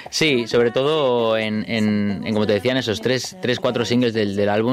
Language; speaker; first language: Spanish; native; Spanish